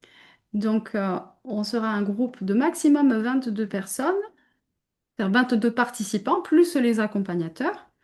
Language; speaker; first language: French; native; French